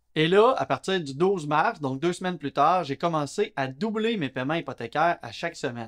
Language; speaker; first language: French; native; French